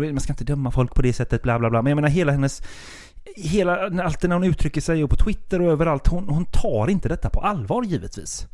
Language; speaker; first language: Swedish; native; Swedish